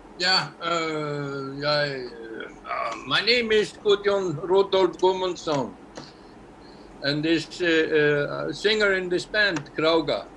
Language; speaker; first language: English; non-native, learner; Icelandic